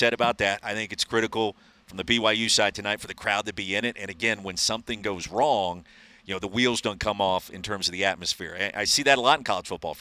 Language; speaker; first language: English; native; English